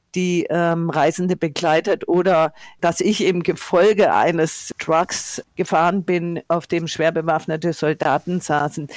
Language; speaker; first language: German; native; German